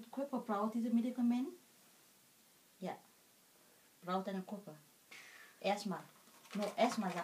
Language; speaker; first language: German; non-native, learner; Vietnamese